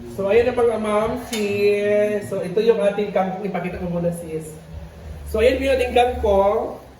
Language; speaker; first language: Filipino; non-native, local second language; Cebuano